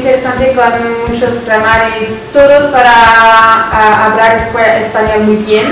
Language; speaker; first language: Spanish; non-native, learner; French